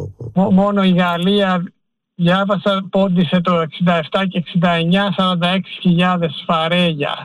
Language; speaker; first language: Greek; native; Greek